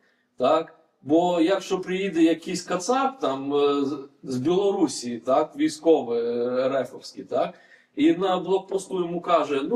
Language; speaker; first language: Ukrainian; non-native, fluent; Lithuanian